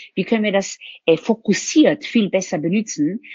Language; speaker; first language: German; non-native, fluent; Hebrew